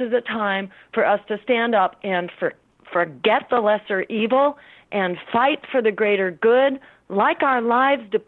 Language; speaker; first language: English; native; English